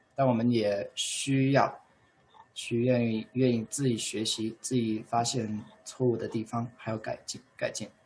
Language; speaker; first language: Chinese; non-native, fluent; English